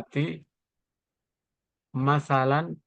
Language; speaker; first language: Arabic; non-native, learner; Indonesian